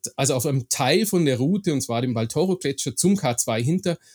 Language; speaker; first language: German; native; German